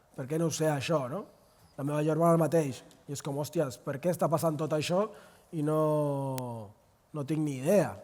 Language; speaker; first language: Catalan; non-native, local second language; Spanish